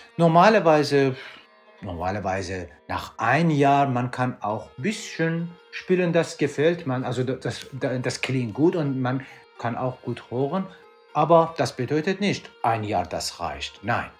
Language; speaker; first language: German; non-native, learner; Persian